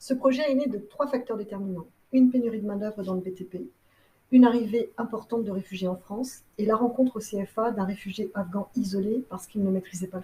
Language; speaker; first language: French; native; French